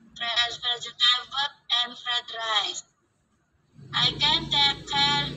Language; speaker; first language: English; non-native, learner; Indonesian